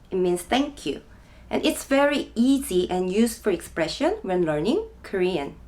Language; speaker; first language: English; non-native, fluent; Korean